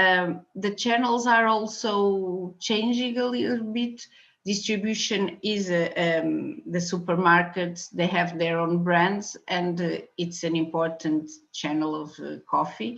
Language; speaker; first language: English; non-native, fluent; Portuguese